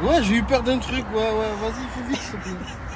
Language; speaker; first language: French; native; French